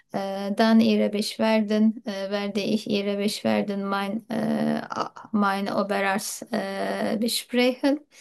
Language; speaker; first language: German; non-native, learner; Turkish